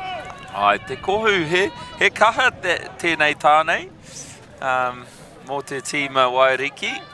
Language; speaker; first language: Māori; non-native, local second language; English